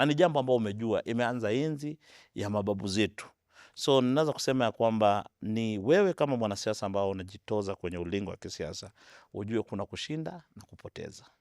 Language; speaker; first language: Swahili; non-native, local second language; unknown